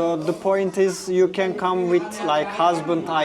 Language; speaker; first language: English; non-native, learner; Turkish